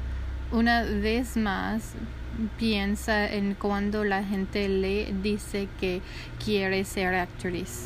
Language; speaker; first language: Spanish; non-native, learner; English